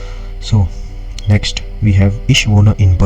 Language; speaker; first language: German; non-native, learner; Marathi